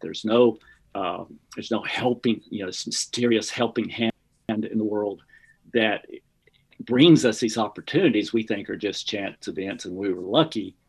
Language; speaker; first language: English; native; English